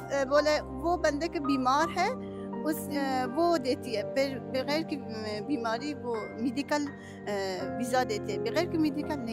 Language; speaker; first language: Hindi; non-native, learner; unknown